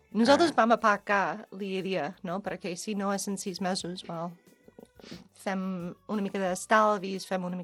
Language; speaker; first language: Catalan; non-native, learner; English